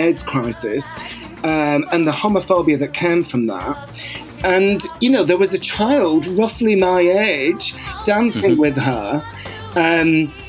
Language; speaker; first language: English; native; English